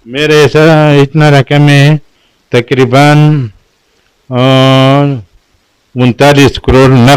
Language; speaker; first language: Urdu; non-native, local second language; Pashto